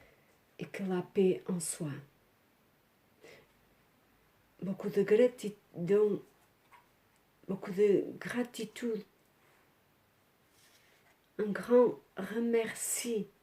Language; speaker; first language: French; non-native, learner; Portuguese